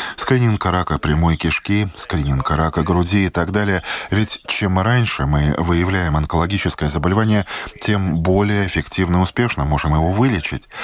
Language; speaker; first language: Russian; non-native, local second language; Latvian